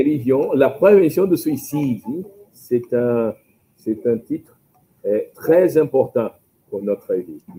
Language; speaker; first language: French; non-native, learner; Portuguese